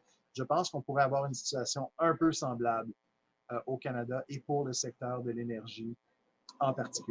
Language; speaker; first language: French; native; French